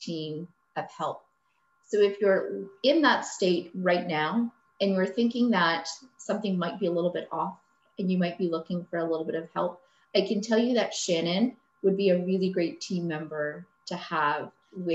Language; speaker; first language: English; native; English